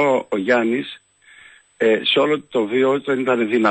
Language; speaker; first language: Greek; native; Greek